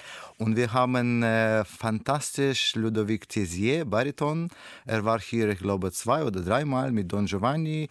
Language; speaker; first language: German; non-native, learner; Russian